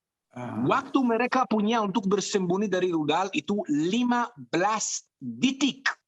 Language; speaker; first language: Indonesian; non-native, fluent; Hebrew